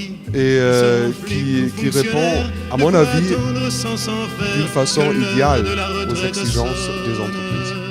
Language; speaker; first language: French; non-native, fluent; German